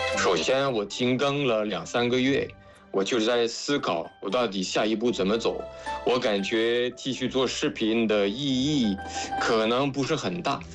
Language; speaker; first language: Chinese; non-native, fluent; French